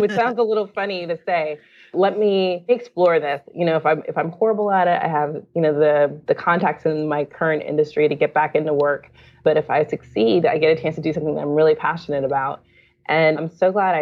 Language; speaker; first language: English; native; English